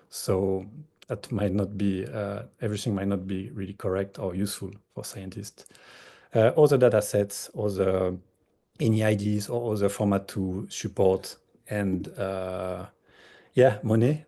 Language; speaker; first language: English; non-native, fluent; French